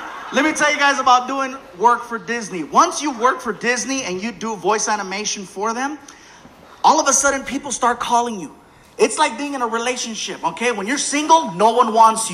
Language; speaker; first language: English; early bilingual, other home language; Spanish